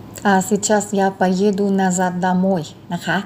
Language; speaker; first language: Russian; non-native, fluent; Thai